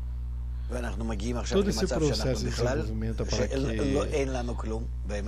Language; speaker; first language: Hebrew; non-native, fluent; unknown